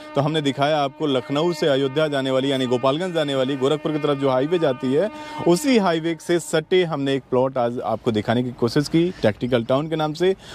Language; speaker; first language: Hindi; native; Hindi